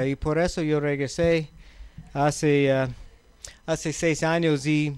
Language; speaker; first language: Spanish; non-native, learner; English